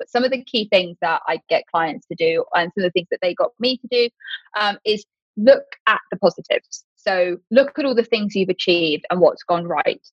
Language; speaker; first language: English; native; English